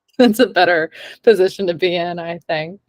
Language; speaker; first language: English; native; English